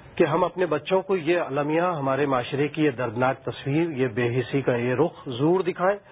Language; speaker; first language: Urdu; native; Urdu